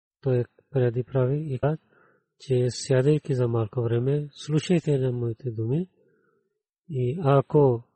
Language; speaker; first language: Bulgarian; non-native, learner; Urdu